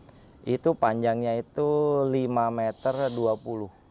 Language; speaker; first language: Indonesian; native; Indonesian